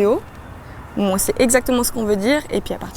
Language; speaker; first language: French; native; French